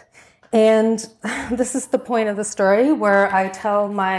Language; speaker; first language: English; native; English